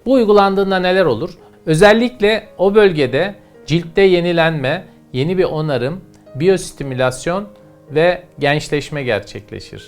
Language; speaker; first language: Turkish; native; Turkish